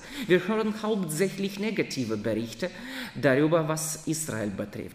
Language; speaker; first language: German; non-native, fluent; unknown